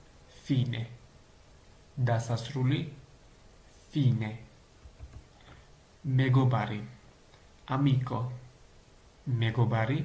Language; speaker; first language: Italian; non-native, learner; Georgian